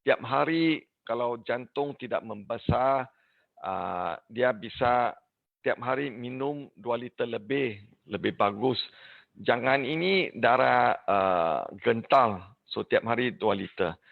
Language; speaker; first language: Indonesian; non-native, learner; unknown